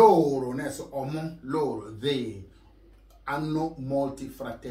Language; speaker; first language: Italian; non-native, learner; Akan